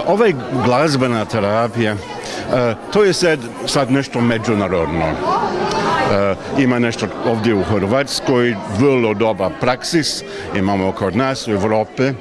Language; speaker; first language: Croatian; non-native, learner; English